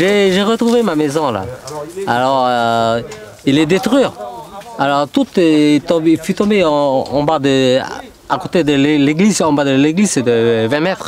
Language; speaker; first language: French; early bilingual, heritage; Vietnamese